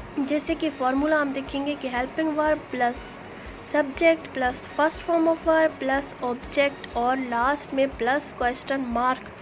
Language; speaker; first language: Urdu; non-native, local second language; Baluchi